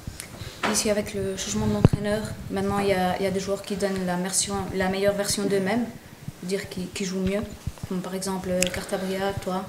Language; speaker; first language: French; non-native, learner; Spanish